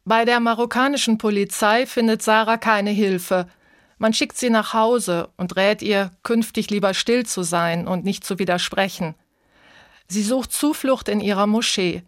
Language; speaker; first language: German; native; German